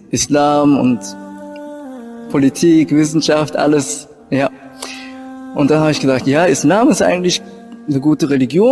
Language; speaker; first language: German; early bilingual, other home language; Japanese